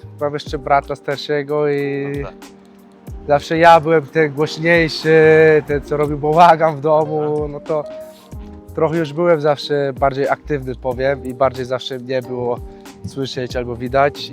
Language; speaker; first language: Polish; early bilingual, heritage; Polish